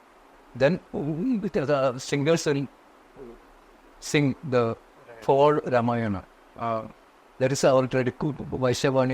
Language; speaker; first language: English; non-native, local second language; Konkani